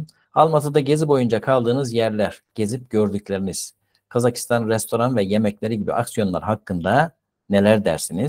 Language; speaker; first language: Turkish; native; Turkish